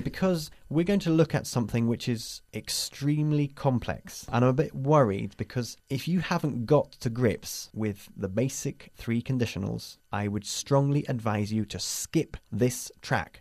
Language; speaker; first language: English; native; English